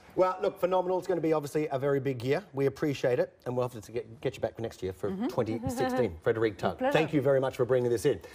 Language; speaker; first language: English; native; English